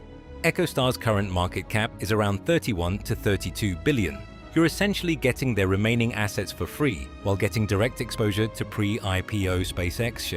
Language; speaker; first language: English; native; English